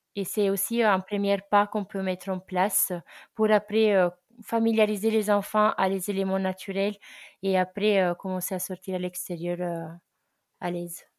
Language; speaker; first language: French; non-native, fluent; Italian